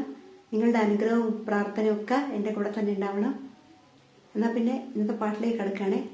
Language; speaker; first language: Malayalam; native; Malayalam